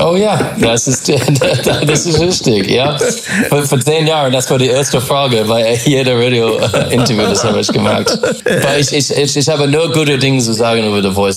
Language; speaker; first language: German; non-native, learner; English